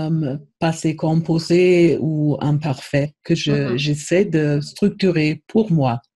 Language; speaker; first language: French; non-native, fluent; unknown